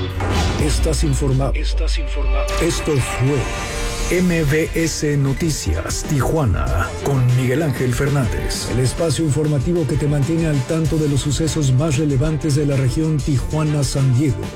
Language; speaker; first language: Spanish; native; Spanish